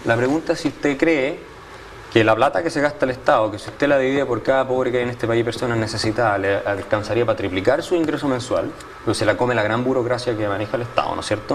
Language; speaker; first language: Spanish; native; Spanish